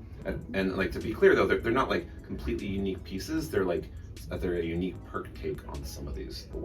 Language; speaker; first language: English; native; English